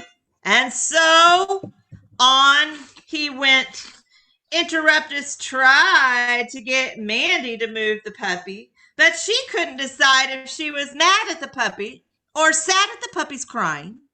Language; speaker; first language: English; native; English